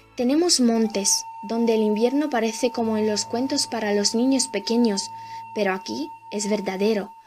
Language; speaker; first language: Spanish; non-native, fluent; Romanian